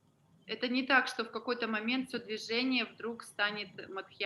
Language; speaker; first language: Russian; native; Russian